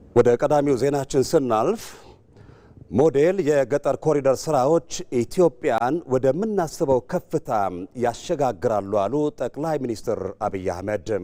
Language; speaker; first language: Amharic; native; Amharic